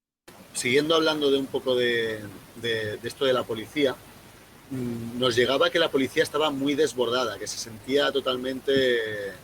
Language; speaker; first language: Spanish; native; Spanish